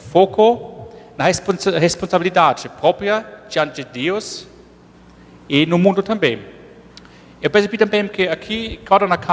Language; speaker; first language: Portuguese; non-native, fluent; German